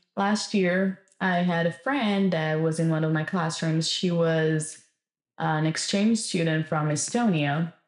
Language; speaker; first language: English; non-native, fluent; Italian